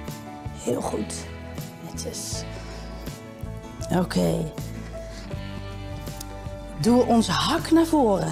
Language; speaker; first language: Dutch; native; Dutch